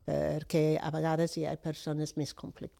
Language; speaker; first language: Catalan; non-native, fluent; English